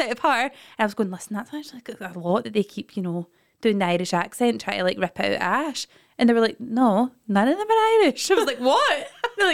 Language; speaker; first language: English; native; English